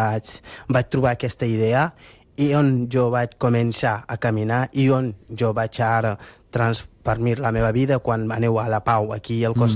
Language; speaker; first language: Catalan; non-native, fluent; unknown